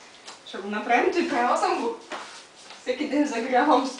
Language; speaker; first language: Bulgarian; native; Bulgarian